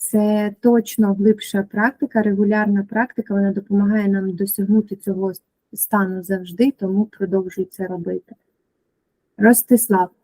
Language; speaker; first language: Ukrainian; native; Ukrainian